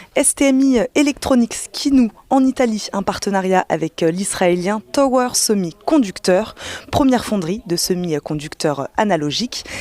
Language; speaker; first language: French; native; French